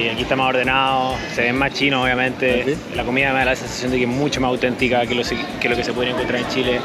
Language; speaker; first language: Spanish; native; Spanish